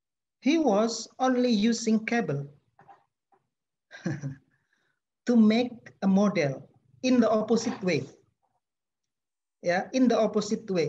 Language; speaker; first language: English; non-native, fluent; Indonesian